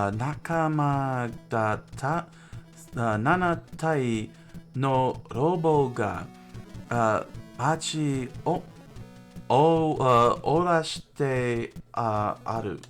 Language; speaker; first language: Japanese; non-native, learner; English